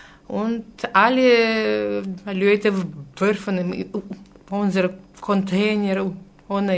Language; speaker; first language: German; non-native, learner; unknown